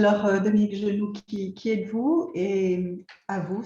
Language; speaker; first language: French; native; French